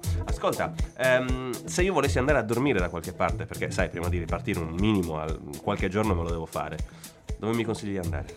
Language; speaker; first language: Italian; native; Italian